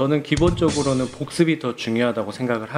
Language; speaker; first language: Korean; native; Korean